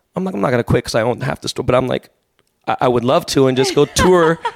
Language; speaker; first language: English; native; English